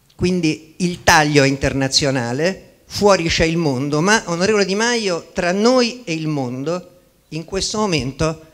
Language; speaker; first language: Italian; native; Italian